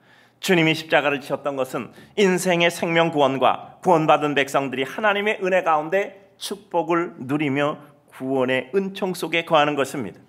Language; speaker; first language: Korean; native; Korean